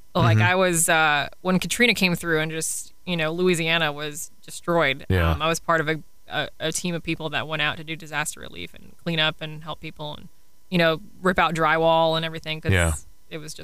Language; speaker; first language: English; native; English